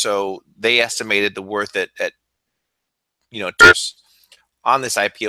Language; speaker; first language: English; native; English